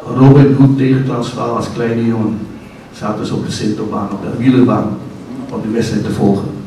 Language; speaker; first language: Dutch; native; Dutch